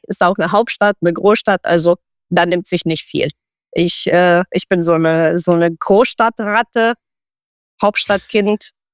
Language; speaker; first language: German; non-native, fluent; Romanian